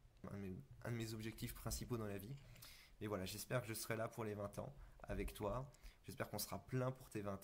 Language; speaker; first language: French; native; French